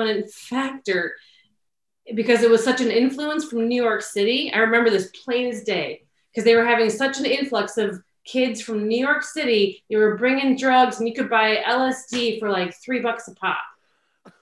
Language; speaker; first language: English; native; English